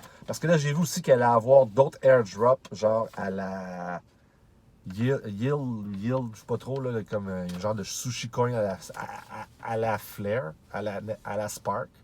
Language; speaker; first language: French; native; French